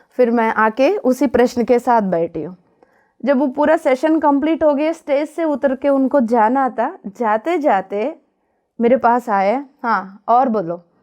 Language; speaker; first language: Hindi; non-native, local second language; Telugu